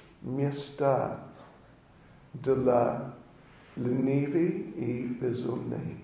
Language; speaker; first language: Russian; non-native, learner; English